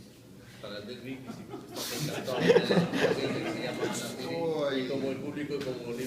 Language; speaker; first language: Spanish; non-native, fluent; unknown